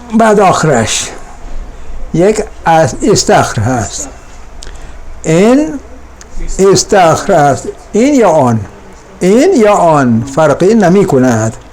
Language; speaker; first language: Persian; non-native, fluent; Urdu